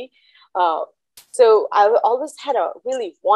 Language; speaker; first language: English; non-native, local second language; Bangla